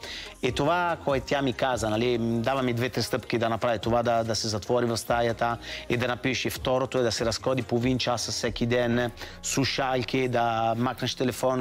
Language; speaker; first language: Bulgarian; non-native, fluent; Italian